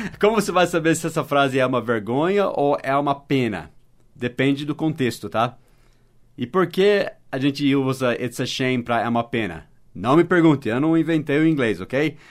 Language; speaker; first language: Portuguese; non-native, fluent; English